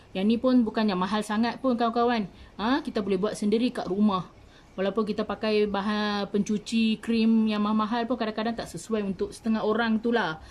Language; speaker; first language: Malay; non-native, local second language; Tamil